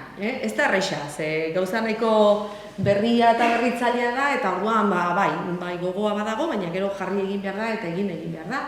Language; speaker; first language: Basque; native; Basque